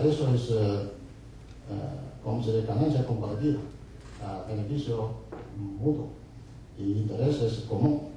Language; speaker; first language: Spanish; non-native, fluent; Chinese